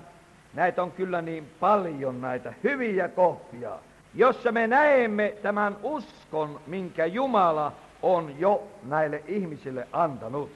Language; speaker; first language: Finnish; native; Finnish